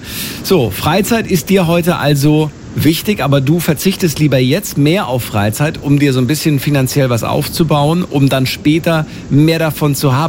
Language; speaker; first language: German; native; German